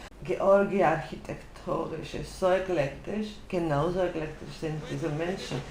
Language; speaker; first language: German; non-native, fluent; Georgian